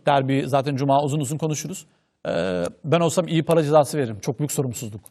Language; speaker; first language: Turkish; native; Turkish